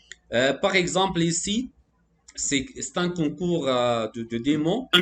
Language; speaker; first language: French; non-native, fluent; Arabic